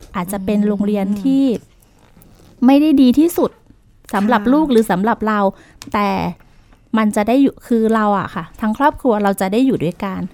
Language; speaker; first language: Thai; native; Thai